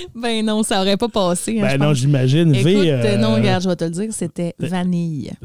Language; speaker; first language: French; native; French